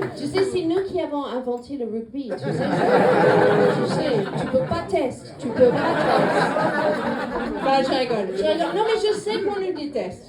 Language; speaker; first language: French; non-native, fluent; English